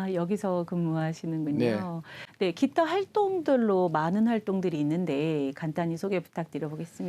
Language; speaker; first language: Korean; native; Korean